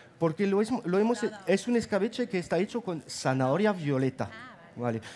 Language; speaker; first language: Spanish; non-native, fluent; German